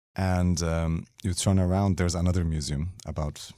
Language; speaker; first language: English; non-native, fluent; Turkish